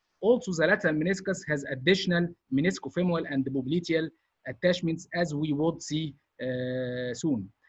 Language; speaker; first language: English; non-native, fluent; Arabic